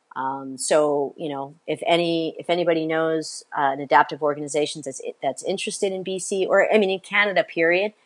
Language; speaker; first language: English; native; English